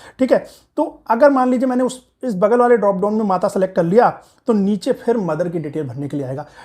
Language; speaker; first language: Hindi; native; Hindi